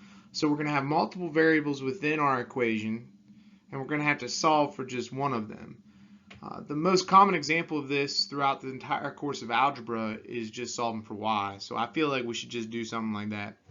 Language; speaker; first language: English; native; English